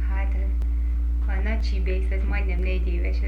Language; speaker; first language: Hungarian; early bilingual, heritage; Hungarian